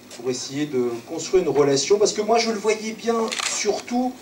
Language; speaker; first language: French; native; French